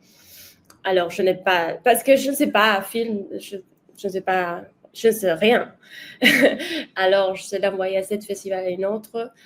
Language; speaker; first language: French; non-native, learner; Spanish